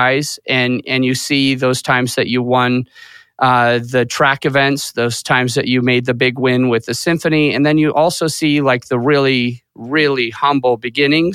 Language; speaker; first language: English; native; English